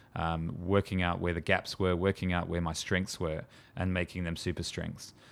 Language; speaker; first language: English; native; English